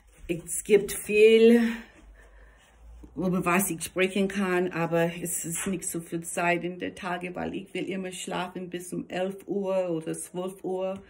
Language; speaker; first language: German; non-native, learner; English